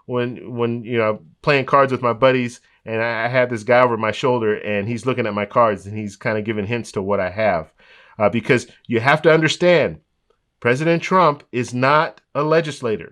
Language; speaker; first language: English; native; English